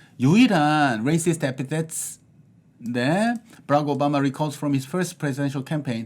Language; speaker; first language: English; non-native, fluent; Korean